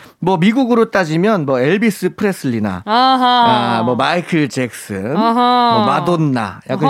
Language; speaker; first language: Korean; native; Korean